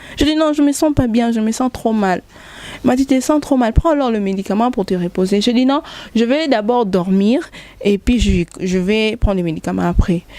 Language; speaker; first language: French; non-native, local second language; Lingala